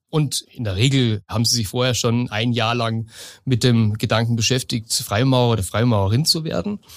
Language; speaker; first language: German; native; German